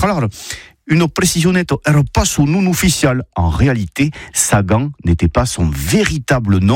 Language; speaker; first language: French; native; French